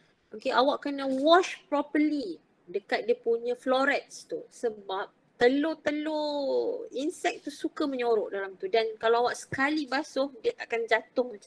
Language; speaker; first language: Malay; native; Malay